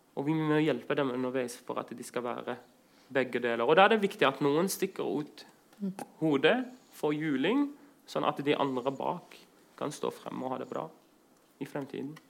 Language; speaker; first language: Norwegian; non-native, fluent; Arabic